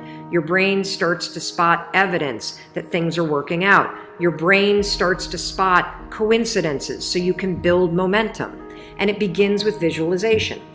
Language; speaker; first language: English; native; English